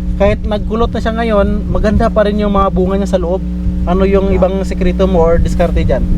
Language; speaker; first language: Filipino; non-native, local second language; Hiligaynon